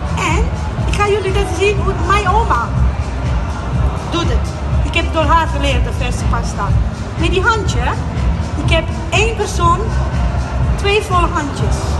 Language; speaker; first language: Dutch; non-native, learner; Italian